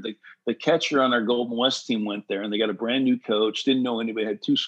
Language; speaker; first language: English; native; English